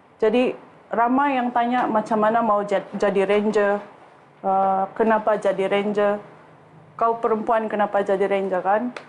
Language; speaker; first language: Malay; native; Malay